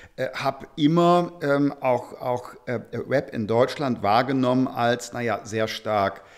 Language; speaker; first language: German; native; German